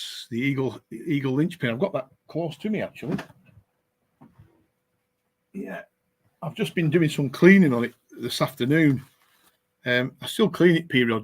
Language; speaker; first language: English; native; English